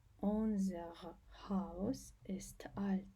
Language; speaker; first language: German; non-native, fluent; Ukrainian